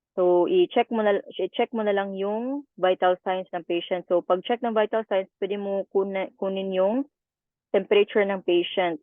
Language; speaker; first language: Filipino; native; Filipino